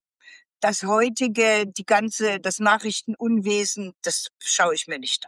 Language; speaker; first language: German; native; German